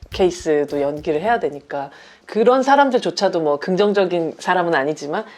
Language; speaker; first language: Korean; native; Korean